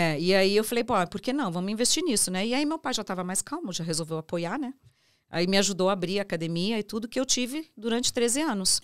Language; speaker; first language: Portuguese; early bilingual, heritage; Portuguese